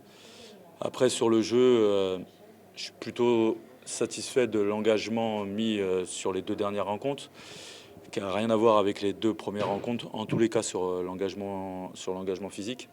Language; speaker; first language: French; native; French